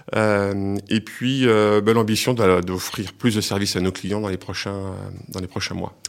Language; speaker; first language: French; native; French